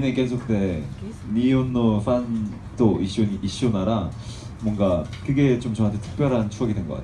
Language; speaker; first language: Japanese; non-native, learner; Korean